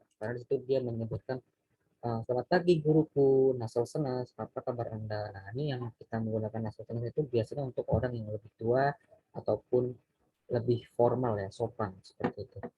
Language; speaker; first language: Indonesian; native; Indonesian